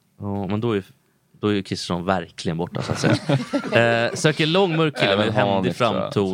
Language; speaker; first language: Swedish; native; Swedish